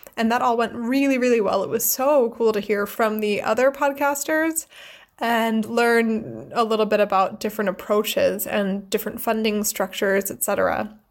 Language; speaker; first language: English; native; English